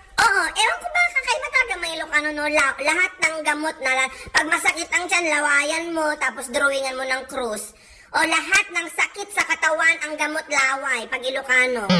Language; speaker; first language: Filipino; non-native, local second language; Iloko